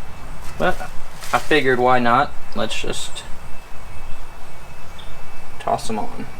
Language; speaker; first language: English; native; English